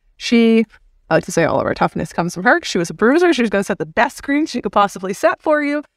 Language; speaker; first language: English; native; English